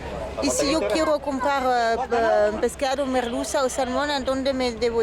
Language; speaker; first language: Spanish; non-native, learner; French